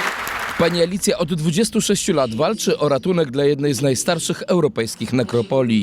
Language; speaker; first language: Polish; native; Polish